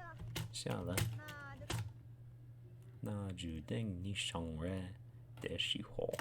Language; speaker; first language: Chinese; non-native, learner; English